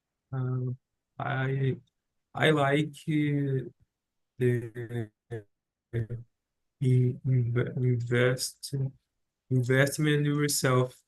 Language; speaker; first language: English; non-native, learner; Portuguese